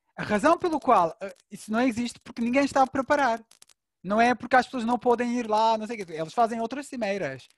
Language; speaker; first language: Portuguese; non-native, fluent; Turkish